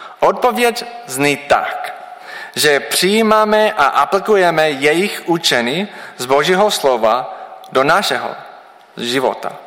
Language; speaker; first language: Czech; non-native, learner; English